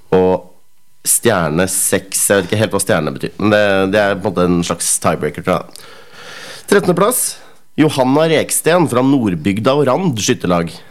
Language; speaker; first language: Norwegian; native; Norwegian